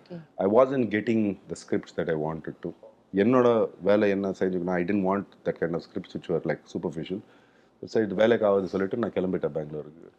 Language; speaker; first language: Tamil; non-native, local second language; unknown